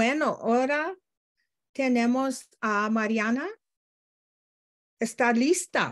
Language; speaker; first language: Spanish; non-native, learner; English